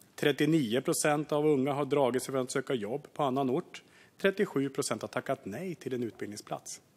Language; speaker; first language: Swedish; native; Swedish